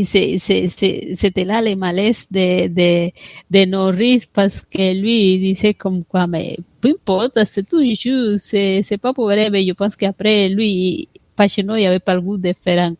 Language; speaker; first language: French; non-native, fluent; Spanish